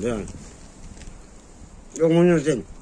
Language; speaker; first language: Russian; non-native, local second language; Kyrgyz